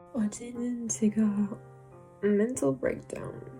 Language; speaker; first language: Korean; non-native, learner; French